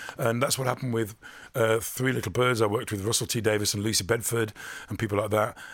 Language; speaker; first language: English; native; English